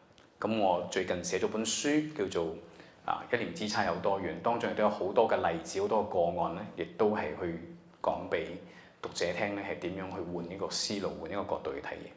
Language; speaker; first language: Cantonese; native; Cantonese